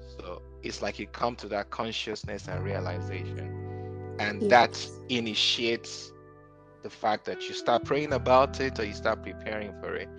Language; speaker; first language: English; non-native, local second language; Yoruba